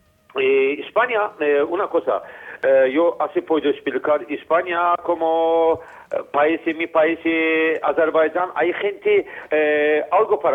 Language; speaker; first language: Spanish; non-native, learner; Azerbaijani